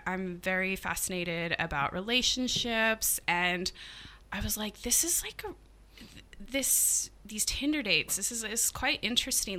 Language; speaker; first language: English; native; English